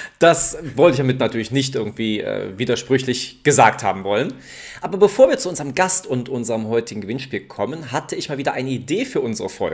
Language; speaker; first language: German; native; German